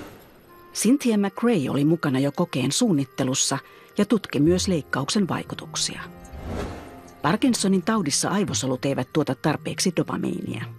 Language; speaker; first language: Finnish; native; Finnish